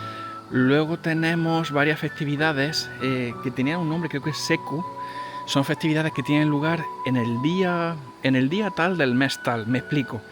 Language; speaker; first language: Spanish; native; Spanish